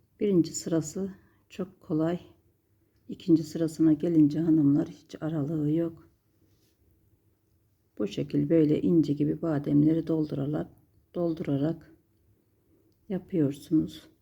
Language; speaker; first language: Turkish; native; Turkish